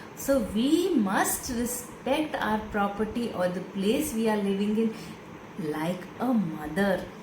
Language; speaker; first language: English; non-native, local second language; Hindi